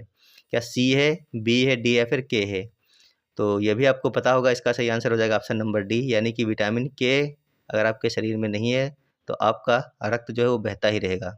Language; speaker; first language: Hindi; native; Hindi